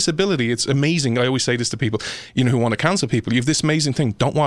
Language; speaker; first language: English; native; English